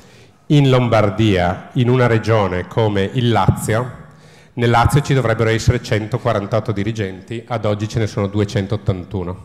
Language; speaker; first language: Italian; native; Italian